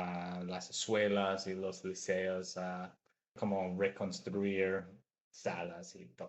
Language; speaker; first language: Spanish; non-native, fluent; English